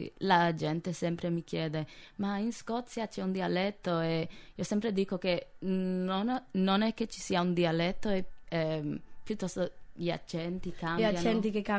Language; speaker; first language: Italian; non-native, fluent; English